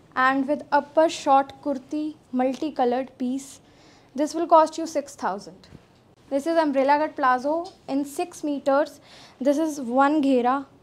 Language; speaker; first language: Hindi; non-native, local second language; Punjabi